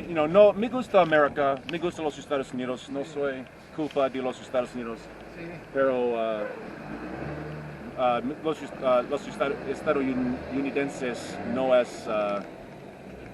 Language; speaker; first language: Spanish; non-native, learner; English